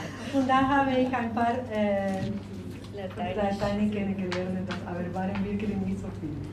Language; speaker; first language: German; non-native, learner; Spanish